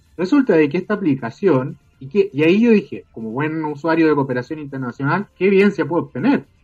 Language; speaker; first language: Spanish; native; Spanish